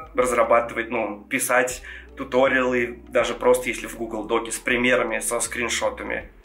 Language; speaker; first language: Russian; non-native, local second language; Georgian